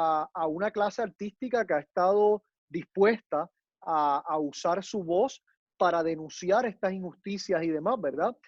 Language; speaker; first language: Spanish; native; Spanish